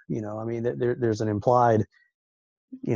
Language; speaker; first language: English; native; English